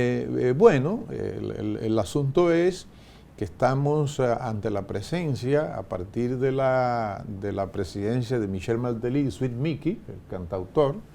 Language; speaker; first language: Spanish; native; Spanish